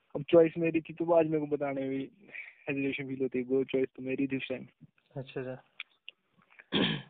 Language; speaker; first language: Hindi; native; Hindi